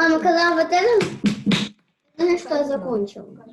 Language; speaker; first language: Russian; early bilingual, heritage; Russian